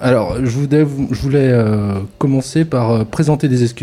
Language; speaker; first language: French; native; French